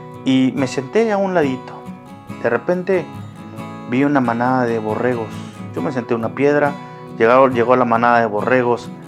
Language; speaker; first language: Spanish; native; Spanish